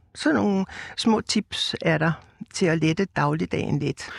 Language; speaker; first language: Danish; native; Danish